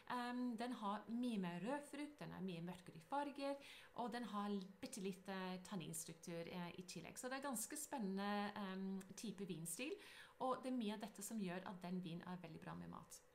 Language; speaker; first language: Norwegian; non-native, fluent; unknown